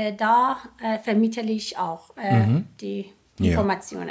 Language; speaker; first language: German; non-native, fluent; Persian